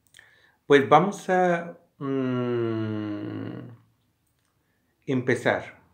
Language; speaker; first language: Spanish; non-native, learner; Hindi